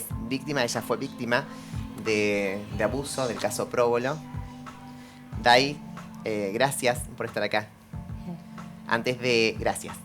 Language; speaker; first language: Spanish; native; Spanish